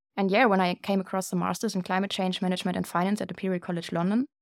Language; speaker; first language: English; non-native, fluent; German